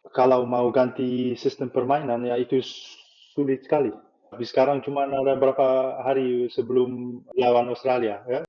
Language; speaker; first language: Indonesian; non-native, fluent; Dutch